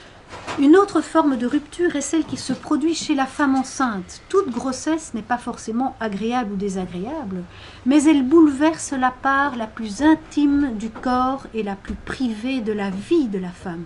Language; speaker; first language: French; native; French